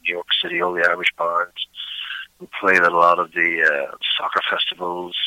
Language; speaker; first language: English; native; English